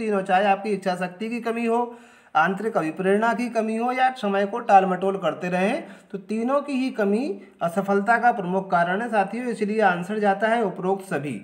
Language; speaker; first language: Hindi; native; Hindi